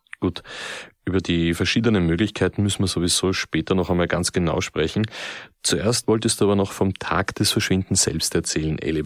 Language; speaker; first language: German; native; German